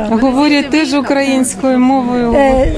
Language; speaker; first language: Ukrainian; native; Ukrainian